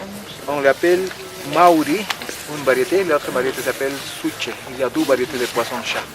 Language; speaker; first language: French; non-native, learner; Spanish